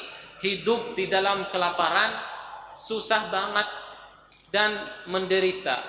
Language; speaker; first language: Indonesian; non-native, fluent; Arabic